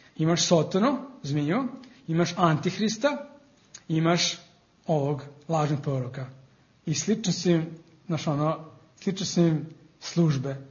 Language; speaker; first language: Serbian; non-native, fluent; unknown